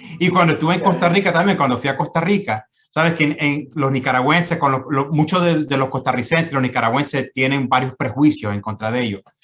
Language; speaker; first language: Spanish; native; Spanish